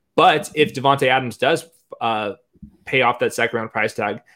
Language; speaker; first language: English; native; English